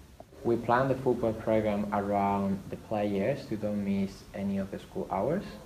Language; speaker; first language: English; non-native, fluent; Spanish